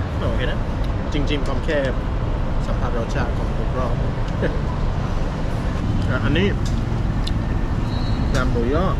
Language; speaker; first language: Thai; non-native, fluent; English